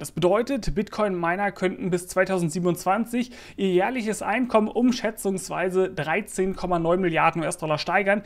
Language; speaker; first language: German; native; German